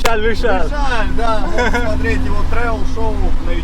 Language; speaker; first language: Russian; native; Russian